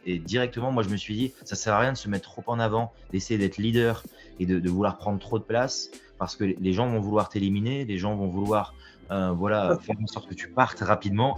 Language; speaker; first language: French; native; French